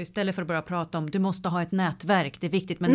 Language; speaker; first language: Swedish; native; Swedish